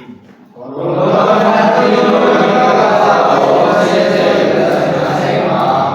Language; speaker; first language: Japanese; non-native, learner; Indonesian